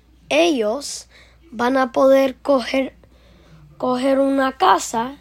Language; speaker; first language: Spanish; early bilingual, heritage; Spanish